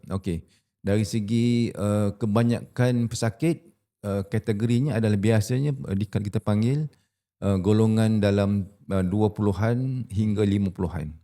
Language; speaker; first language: Malay; native; Malay